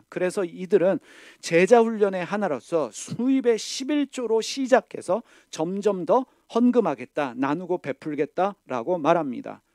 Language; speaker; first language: Korean; native; Korean